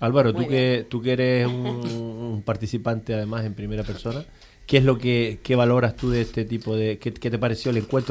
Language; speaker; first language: Spanish; native; Spanish